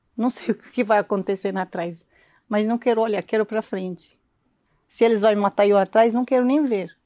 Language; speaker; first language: Portuguese; non-native, learner; Arabic